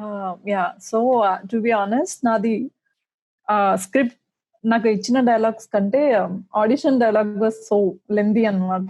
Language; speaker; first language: Telugu; early bilingual, heritage; Telugu